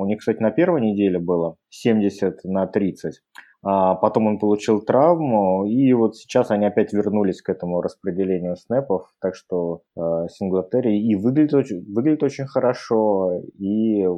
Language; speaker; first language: Russian; native; Russian